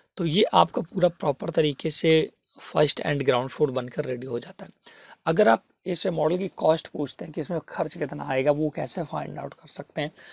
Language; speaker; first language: Hindi; native; Hindi